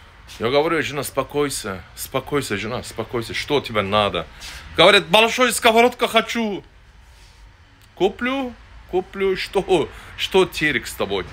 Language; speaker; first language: Russian; non-native, learner; Turkish